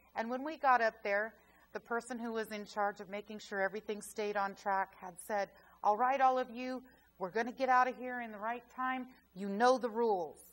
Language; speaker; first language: English; native; English